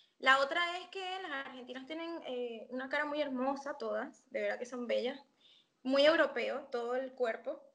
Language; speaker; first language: Spanish; native; Spanish